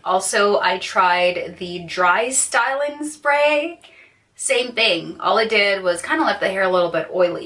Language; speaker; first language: English; native; English